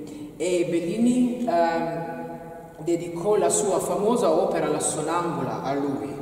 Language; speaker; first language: Italian; non-native, fluent; Slovenian